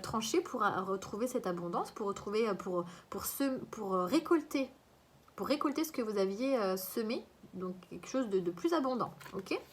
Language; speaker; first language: French; native; French